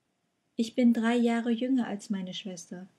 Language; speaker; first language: German; non-native, fluent; Vietnamese